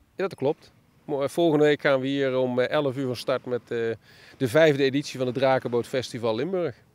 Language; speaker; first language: Dutch; native; Dutch